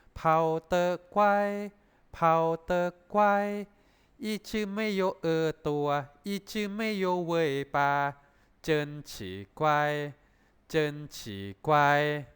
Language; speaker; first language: Chinese; non-native, fluent; Thai